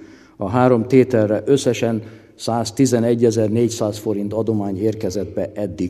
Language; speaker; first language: Hungarian; native; Hungarian